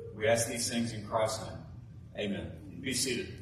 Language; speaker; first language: English; native; English